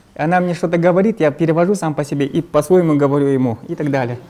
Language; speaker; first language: Russian; non-native, local second language; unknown